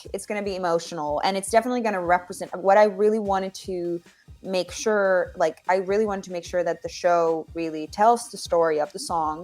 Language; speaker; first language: English; non-native, fluent; Finnish